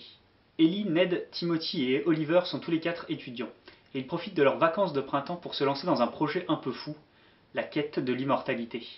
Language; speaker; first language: French; native; French